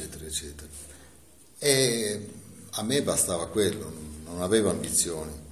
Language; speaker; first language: Italian; native; Italian